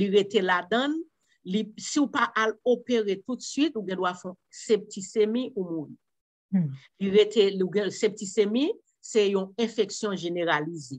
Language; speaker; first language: French; non-native, local second language; Haitian Creole